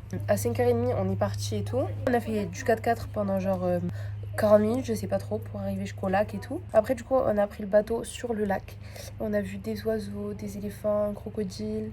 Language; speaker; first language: French; native; French